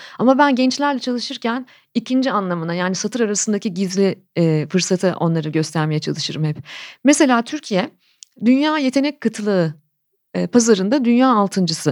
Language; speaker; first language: Turkish; native; Turkish